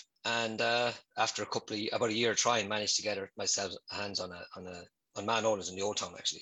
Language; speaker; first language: English; native; English